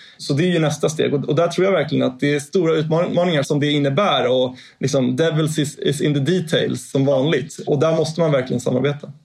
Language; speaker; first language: Swedish; native; Swedish